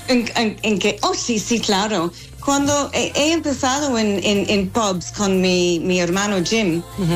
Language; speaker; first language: Spanish; non-native, fluent; English